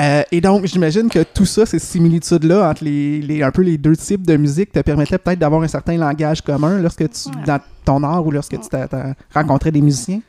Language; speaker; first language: French; native; French